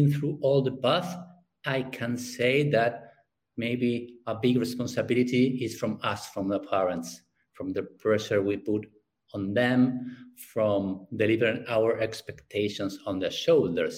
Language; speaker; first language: English; non-native, fluent; Spanish